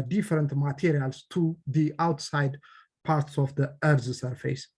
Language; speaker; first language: English; non-native, local second language; Amharic